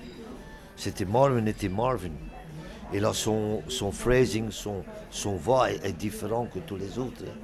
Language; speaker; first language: French; non-native, local second language; Dutch